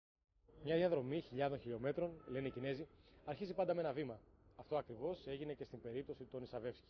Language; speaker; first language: Greek; native; Greek